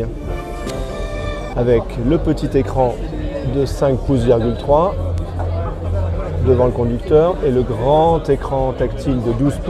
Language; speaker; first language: French; native; French